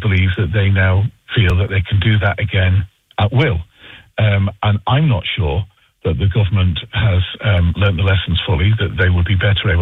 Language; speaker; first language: English; native; English